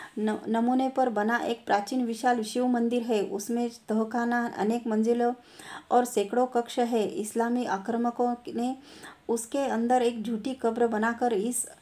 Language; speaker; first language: Hindi; non-native, local second language; Marathi